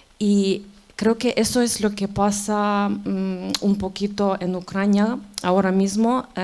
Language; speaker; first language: Spanish; non-native, fluent; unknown